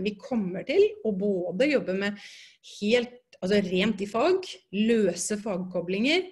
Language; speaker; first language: Norwegian; native; Norwegian